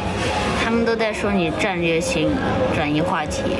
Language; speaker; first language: Chinese; native; Chinese